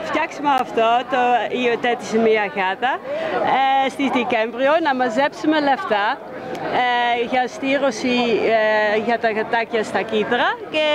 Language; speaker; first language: Greek; non-native, learner; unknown